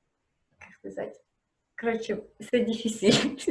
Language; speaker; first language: French; non-native, learner; Russian